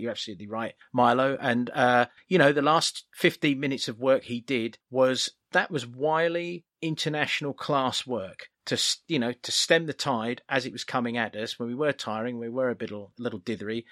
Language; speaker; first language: English; native; English